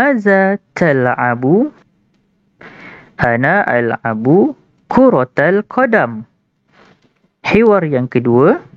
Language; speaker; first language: Arabic; non-native, fluent; Malay